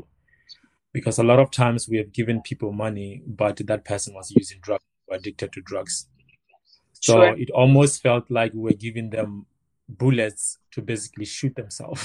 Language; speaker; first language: English; non-native, local second language; Northern Sotho